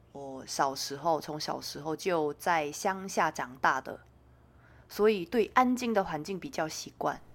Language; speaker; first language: Chinese; non-native, fluent; Korean